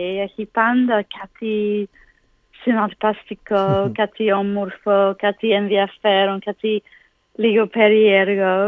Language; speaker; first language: Greek; non-native, learner; English